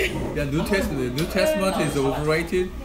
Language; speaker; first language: English; non-native, fluent; Korean